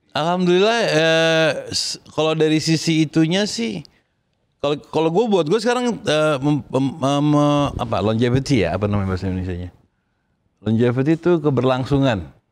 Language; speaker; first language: Indonesian; native; Indonesian